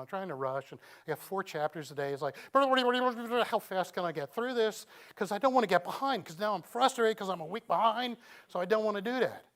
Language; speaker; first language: English; native; English